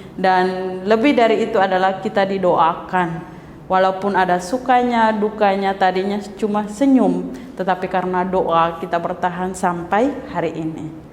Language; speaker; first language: Indonesian; non-native, local second language; Tetum